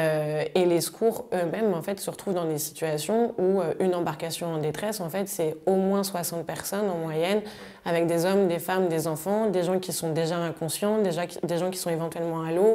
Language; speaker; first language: French; native; French